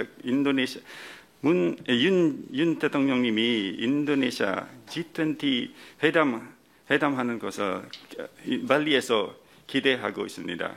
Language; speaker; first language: Korean; non-native, fluent; Indonesian